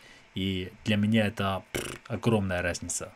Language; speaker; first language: Russian; non-native, fluent; English